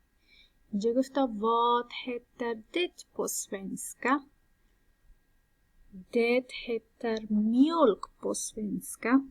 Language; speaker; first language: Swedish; non-native, fluent; Persian